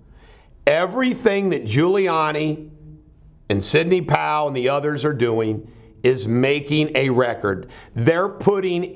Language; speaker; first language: English; native; English